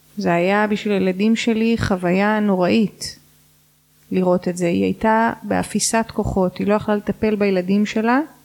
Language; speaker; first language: Hebrew; native; Hebrew